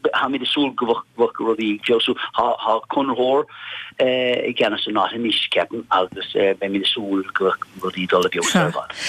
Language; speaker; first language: Irish; native; Irish